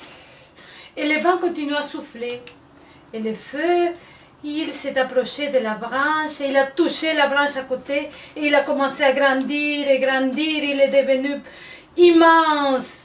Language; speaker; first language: French; non-native, fluent; Spanish